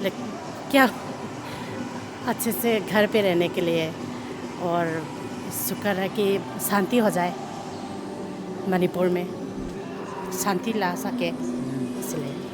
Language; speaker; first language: Hindi; non-native, local second language; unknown